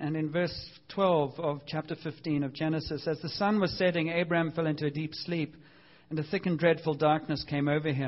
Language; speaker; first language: English; native; English